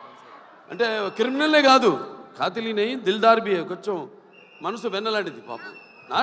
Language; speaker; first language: Telugu; native; Telugu